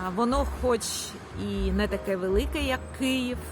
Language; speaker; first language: Ukrainian; native; Ukrainian